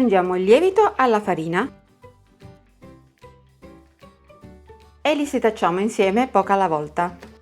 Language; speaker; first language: Italian; native; Italian